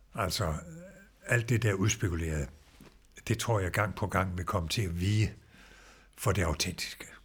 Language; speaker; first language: Danish; native; Danish